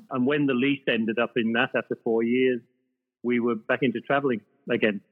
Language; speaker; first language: English; native; English